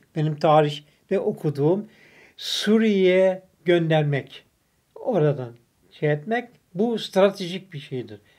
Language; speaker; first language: Turkish; early bilingual, other home language; German